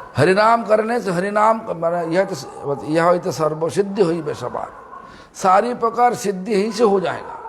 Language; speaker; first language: Hindi; non-native, local second language; Bangla